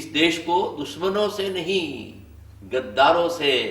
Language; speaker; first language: Hindi; non-native, local second language; Gujarati